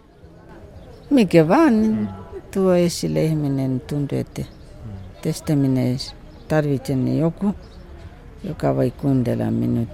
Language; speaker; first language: Finnish; non-native, fluent; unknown